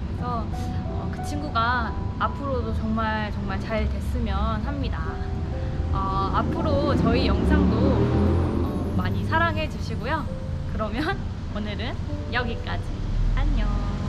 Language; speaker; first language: Korean; native; Korean